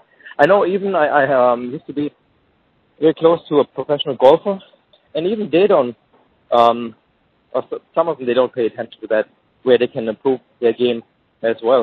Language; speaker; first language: English; native; English